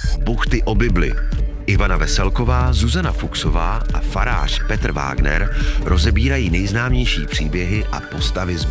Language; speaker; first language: Czech; native; Czech